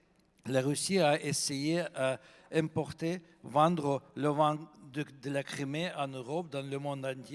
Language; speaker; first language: French; non-native, fluent; Russian